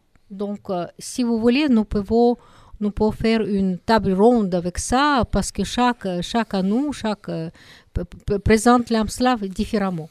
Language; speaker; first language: French; non-native, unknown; Russian